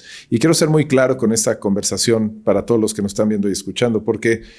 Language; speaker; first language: Spanish; native; Spanish